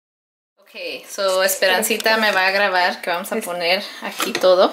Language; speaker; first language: Spanish; early bilingual, heritage; Spanish